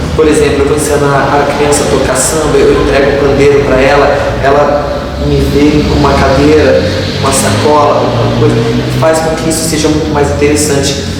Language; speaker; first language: Portuguese; native; Portuguese